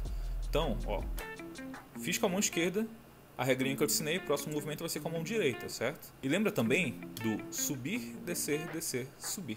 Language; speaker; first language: Portuguese; native; Portuguese